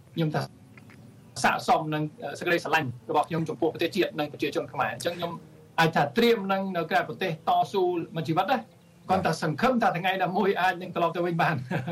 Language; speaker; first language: Khmer; early bilingual, heritage; Khmer